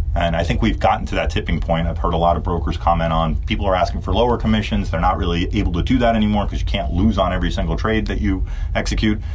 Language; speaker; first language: English; early bilingual, other home language; Turkish